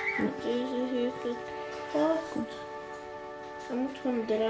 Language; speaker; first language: Dutch; non-native, learner; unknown